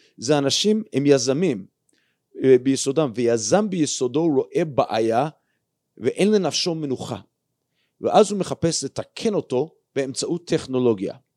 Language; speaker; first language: Hebrew; non-native, fluent; English